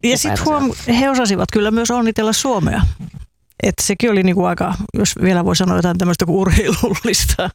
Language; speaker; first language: Finnish; native; Finnish